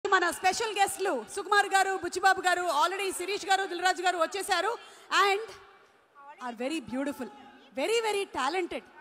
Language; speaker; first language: Telugu; native; Telugu